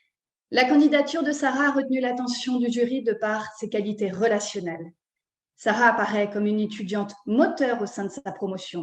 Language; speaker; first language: French; native; French